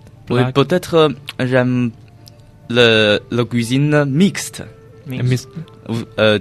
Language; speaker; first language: French; non-native, learner; Chinese